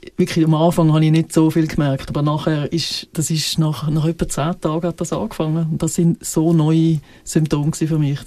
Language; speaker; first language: German; native; German